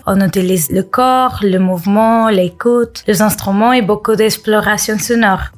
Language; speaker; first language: French; non-native, fluent; Portuguese